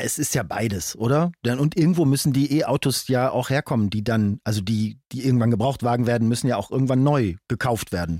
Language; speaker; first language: German; native; German